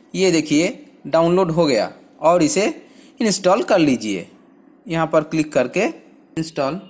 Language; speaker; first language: Hindi; non-native, local second language; Bangla